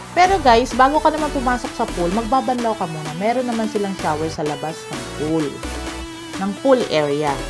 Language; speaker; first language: Filipino; non-native, local second language; Cebuano